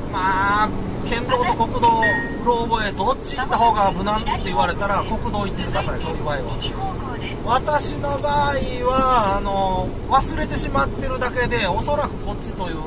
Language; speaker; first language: Japanese; native; Japanese